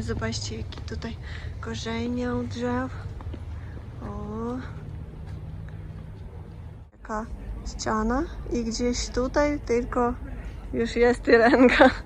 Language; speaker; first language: Polish; non-native, learner; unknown